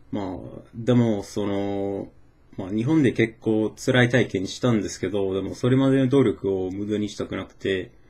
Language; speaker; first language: Japanese; non-native, fluent; English